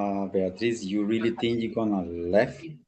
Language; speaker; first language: English; non-native, learner; Spanish